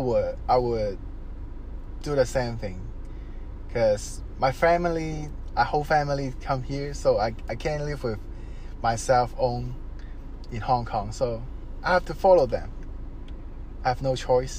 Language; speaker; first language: English; non-native, local second language; Cantonese